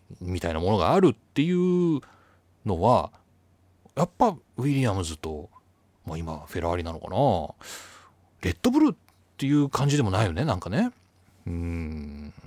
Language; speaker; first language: Japanese; native; Japanese